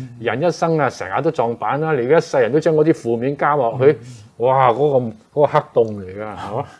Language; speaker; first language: Chinese; non-native, local second language; Cantonese